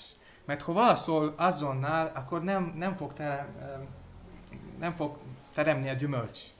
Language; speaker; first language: Hungarian; non-native, learner; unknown